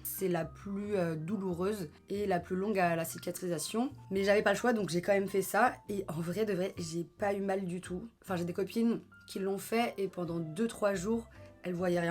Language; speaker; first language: French; native; French